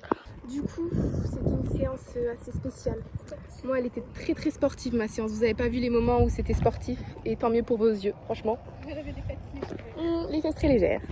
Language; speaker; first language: French; native; French